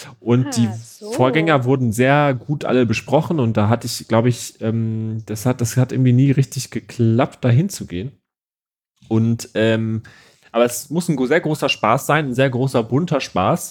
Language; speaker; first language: German; native; German